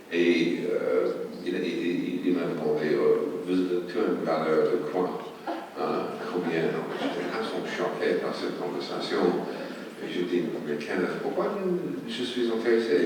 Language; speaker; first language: French; non-native, fluent; English